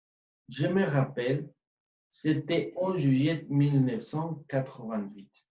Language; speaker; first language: French; non-native, fluent; Spanish